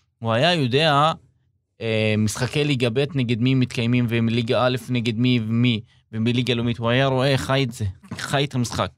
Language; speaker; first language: Hebrew; non-native, local second language; Arabic